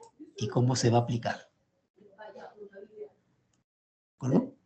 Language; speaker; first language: Spanish; native; Spanish